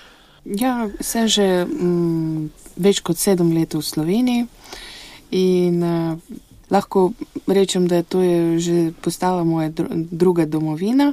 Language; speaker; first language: Slovenian; non-native, fluent; Russian